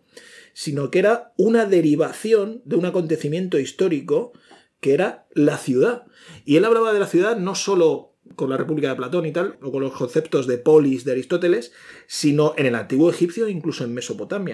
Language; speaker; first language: Spanish; native; Spanish